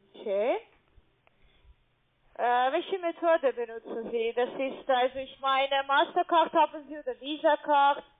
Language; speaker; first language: German; non-native, learner; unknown